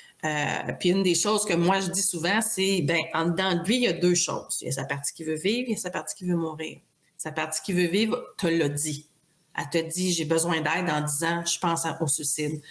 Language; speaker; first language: French; native; French